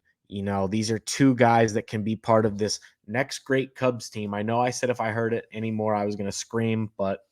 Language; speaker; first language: English; native; English